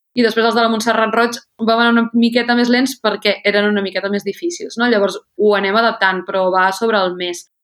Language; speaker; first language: Catalan; native; Catalan